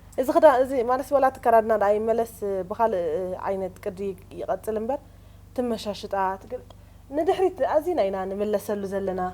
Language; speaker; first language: Tigrinya; native; Tigrinya